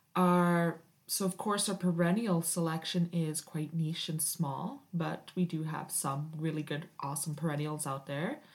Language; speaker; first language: English; native; English